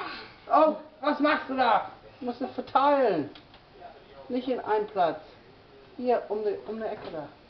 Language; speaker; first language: German; non-native, fluent; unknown